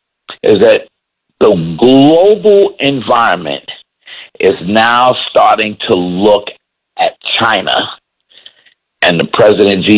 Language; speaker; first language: English; native; English